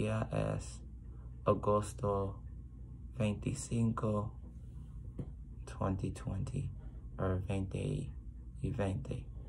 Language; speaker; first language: Spanish; non-native, learner; English